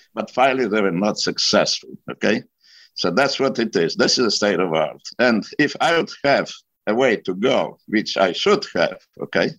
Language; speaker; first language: English; non-native, fluent; Polish